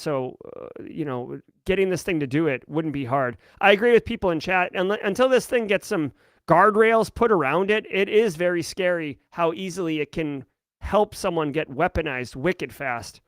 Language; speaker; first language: English; native; English